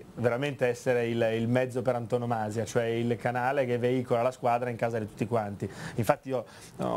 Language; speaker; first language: Italian; native; Italian